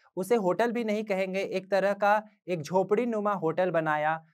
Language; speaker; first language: Hindi; native; Hindi